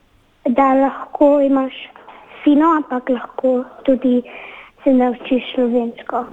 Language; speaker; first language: Slovenian; early bilingual, heritage; English